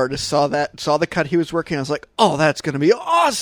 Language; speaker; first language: English; native; English